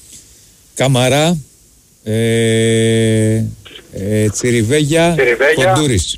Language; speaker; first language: Greek; native; Greek